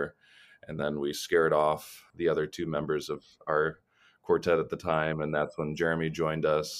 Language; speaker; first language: English; native; English